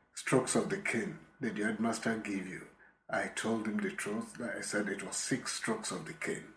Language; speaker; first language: English; non-native, local second language; Yoruba